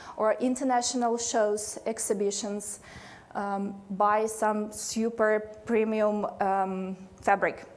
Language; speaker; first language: English; non-native, fluent; Russian